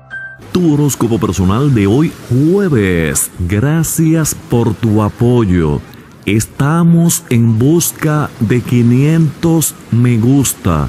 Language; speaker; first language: Spanish; native; Spanish